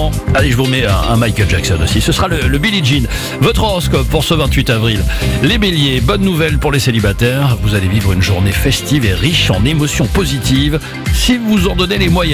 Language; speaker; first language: French; native; French